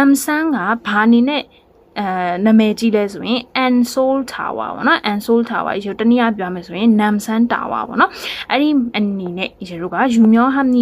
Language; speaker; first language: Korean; non-native, fluent; Burmese